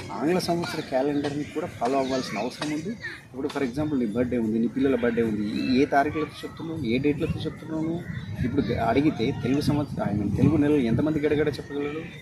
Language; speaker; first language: Telugu; non-native, local second language; Marathi